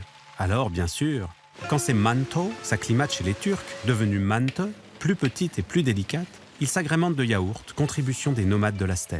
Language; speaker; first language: French; native; French